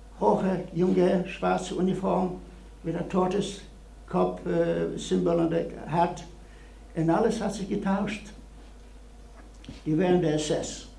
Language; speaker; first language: German; non-native, learner; Polish